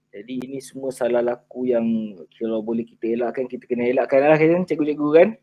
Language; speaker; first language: Malay; native; Malay